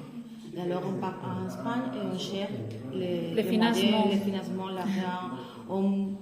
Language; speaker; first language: French; non-native, fluent; Spanish